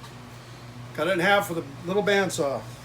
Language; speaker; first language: English; native; English